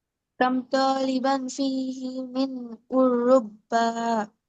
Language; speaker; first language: Arabic; non-native, learner; Bangla